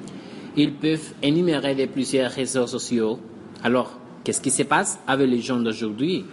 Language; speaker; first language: French; non-native, fluent; Spanish